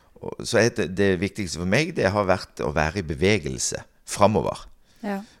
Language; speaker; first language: Norwegian; native; Norwegian